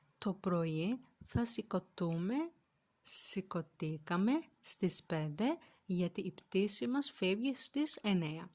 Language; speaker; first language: Greek; non-native, fluent; Turkish